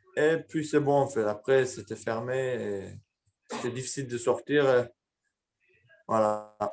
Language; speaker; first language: French; early bilingual, other home language; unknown